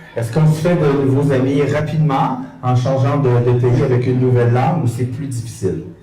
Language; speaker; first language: French; native; French